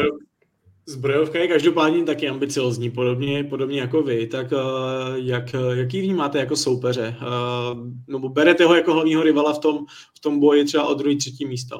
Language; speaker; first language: Czech; native; Czech